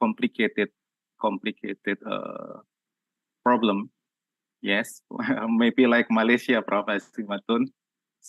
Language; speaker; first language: English; non-native, learner; Indonesian